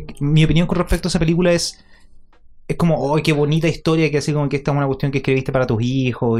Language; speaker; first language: Spanish; native; Spanish